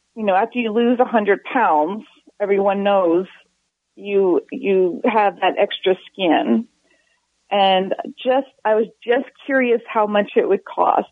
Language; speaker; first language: English; native; English